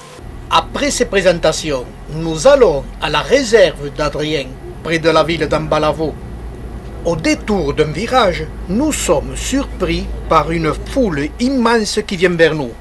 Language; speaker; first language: French; native; French